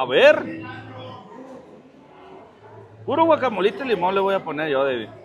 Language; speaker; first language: Spanish; native; Spanish